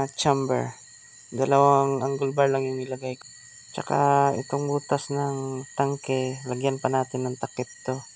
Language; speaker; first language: Filipino; non-native, local second language; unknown